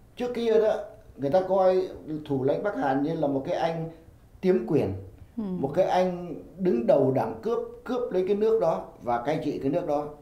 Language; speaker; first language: Vietnamese; native; Vietnamese